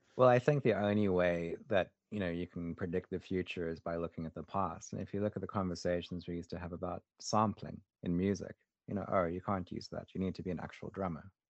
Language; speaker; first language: English; native; English